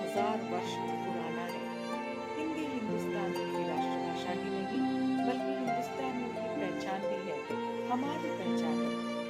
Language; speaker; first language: Hindi; non-native, local second language; Malayalam